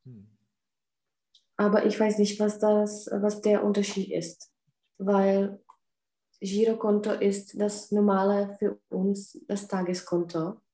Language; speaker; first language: German; non-native, fluent; Czech